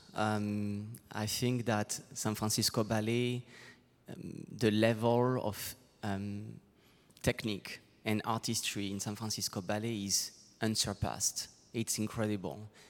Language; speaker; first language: English; non-native, fluent; French